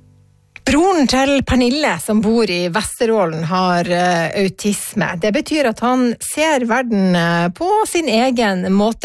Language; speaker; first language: Norwegian; native; Norwegian